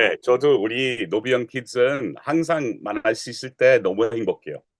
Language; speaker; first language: Korean; non-native, learner; English